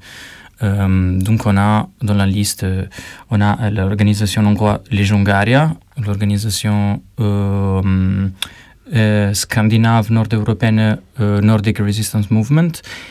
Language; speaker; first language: French; non-native, learner; Albanian